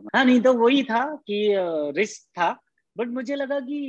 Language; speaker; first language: Hindi; native; Hindi